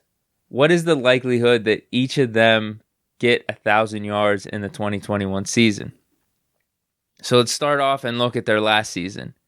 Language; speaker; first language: English; native; English